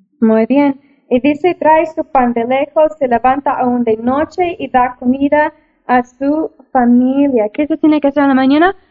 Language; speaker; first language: Spanish; non-native, fluent; English